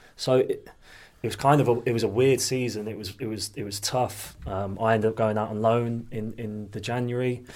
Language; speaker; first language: English; native; English